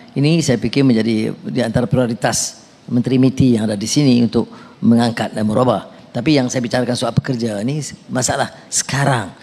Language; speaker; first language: Malay; native; Malay